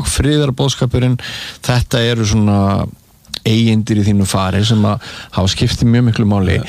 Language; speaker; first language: Icelandic; native; Icelandic